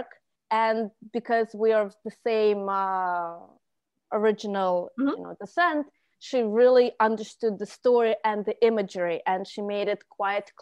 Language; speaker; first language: English; non-native, fluent; Russian